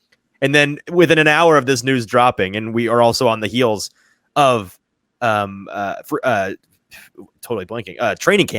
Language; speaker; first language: English; native; English